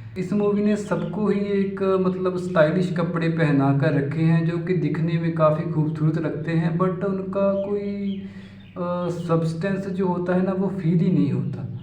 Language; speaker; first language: Hindi; native; Hindi